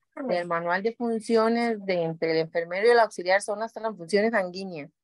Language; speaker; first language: Spanish; native; Spanish